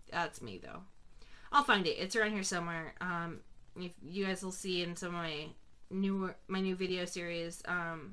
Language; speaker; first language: English; native; English